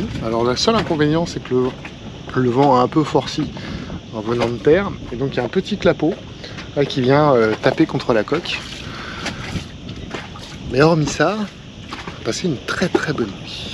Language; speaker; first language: French; native; French